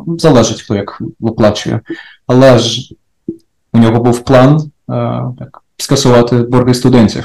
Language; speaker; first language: Ukrainian; native; Ukrainian